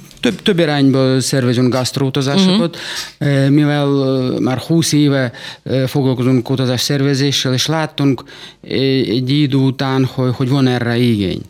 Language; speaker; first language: Hungarian; non-native, fluent; Russian